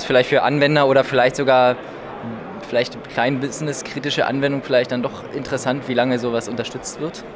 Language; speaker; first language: German; native; German